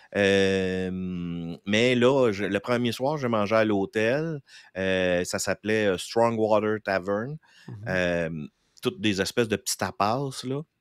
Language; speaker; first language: French; native; French